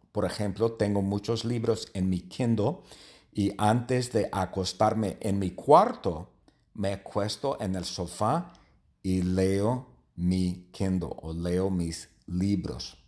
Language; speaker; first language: Spanish; non-native, learner; English